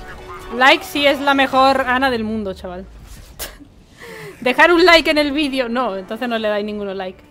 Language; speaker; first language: Spanish; native; Spanish